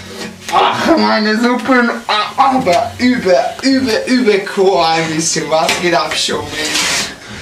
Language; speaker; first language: German; non-native, learner; Hungarian